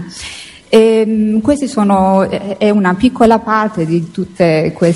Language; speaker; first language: Italian; non-native, fluent; Persian